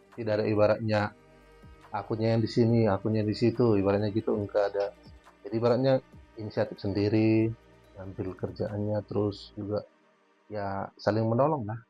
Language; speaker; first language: Indonesian; native; Indonesian